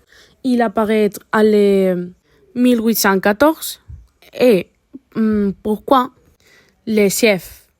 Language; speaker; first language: French; non-native, learner; Spanish